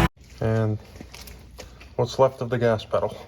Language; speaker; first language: English; native; English